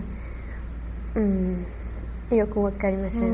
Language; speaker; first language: Japanese; non-native, learner; Spanish